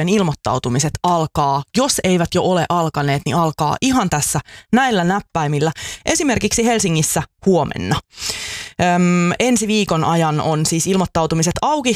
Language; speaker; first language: Finnish; native; Finnish